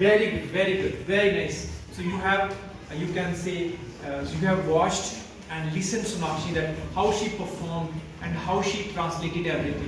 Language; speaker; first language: English; non-native, local second language; Hindi